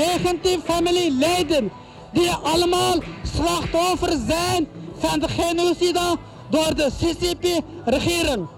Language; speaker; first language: Dutch; non-native, learner; Uyghur